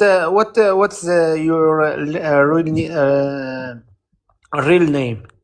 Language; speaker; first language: English; non-native, learner; Arabic